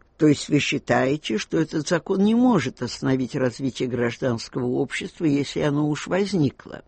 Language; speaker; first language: Russian; native; Russian